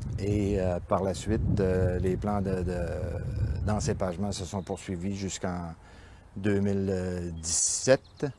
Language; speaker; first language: French; native; French